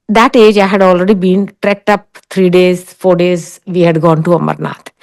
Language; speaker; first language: English; non-native, local second language; Punjabi